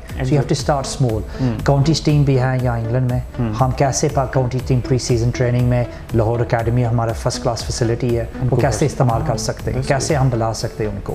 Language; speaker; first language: Hindi; early bilingual, heritage; Hindi